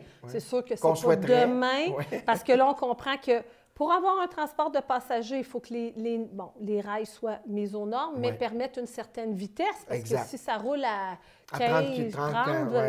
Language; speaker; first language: French; native; French